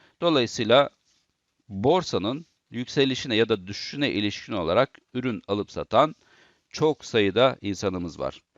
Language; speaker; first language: Turkish; native; Turkish